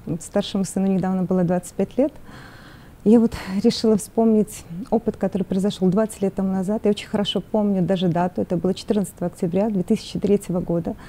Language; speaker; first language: Russian; native; Russian